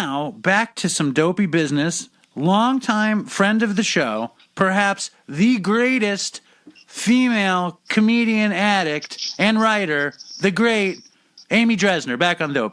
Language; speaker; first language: English; native; English